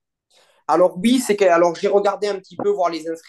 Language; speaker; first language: French; native; French